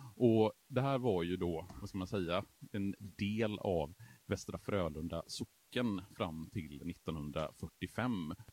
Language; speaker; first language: Swedish; native; Swedish